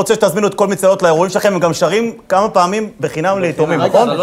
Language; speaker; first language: Hebrew; native; Hebrew